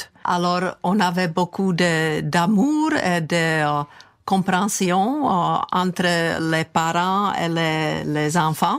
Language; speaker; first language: French; non-native, fluent; Czech